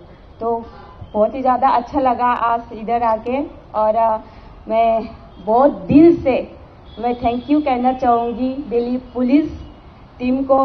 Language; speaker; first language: Hindi; non-native, local second language; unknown